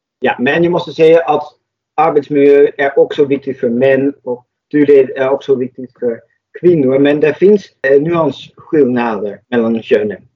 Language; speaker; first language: Swedish; non-native, fluent; Dutch